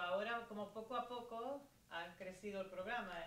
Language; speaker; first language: Spanish; early bilingual, heritage; Spanish